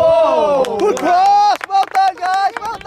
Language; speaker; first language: English; native; English